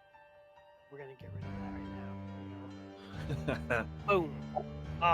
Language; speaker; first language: English; native; English